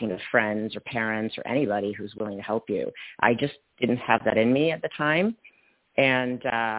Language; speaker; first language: English; non-native, fluent; Polish